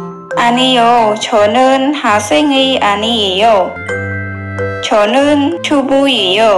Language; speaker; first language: Korean; non-native, learner; Khmer